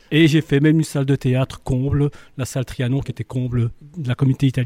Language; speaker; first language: French; early bilingual, other home language; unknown